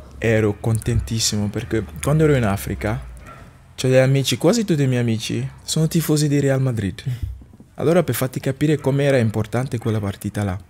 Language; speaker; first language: Italian; non-native, fluent; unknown